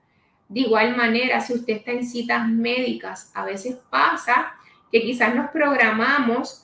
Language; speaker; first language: Spanish; native; Spanish